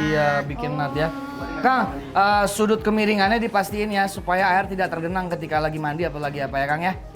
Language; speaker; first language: Indonesian; native; Indonesian